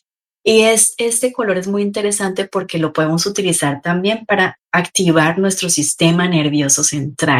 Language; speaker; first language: Spanish; native; Spanish